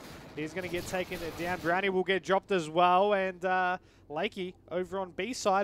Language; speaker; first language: English; native; English